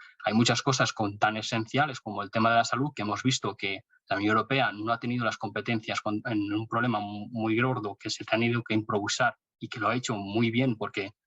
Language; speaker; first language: Spanish; native; Spanish